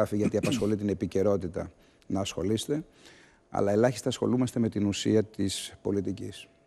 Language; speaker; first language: Greek; native; Greek